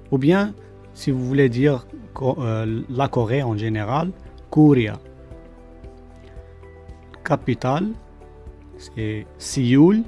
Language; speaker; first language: French; non-native, local second language; Arabic